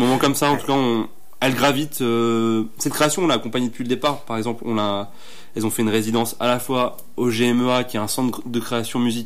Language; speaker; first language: French; native; French